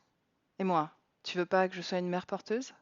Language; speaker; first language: French; native; French